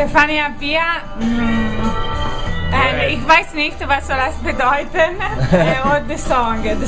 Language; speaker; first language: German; non-native, learner; English